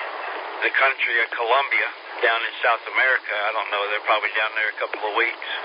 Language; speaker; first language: English; native; English